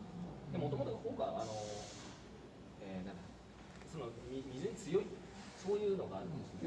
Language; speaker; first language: Japanese; native; Japanese